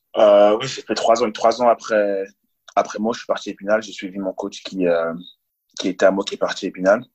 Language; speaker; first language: French; early bilingual, other home language; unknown